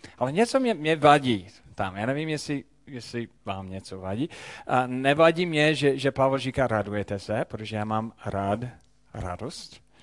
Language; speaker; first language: Czech; non-native, fluent; English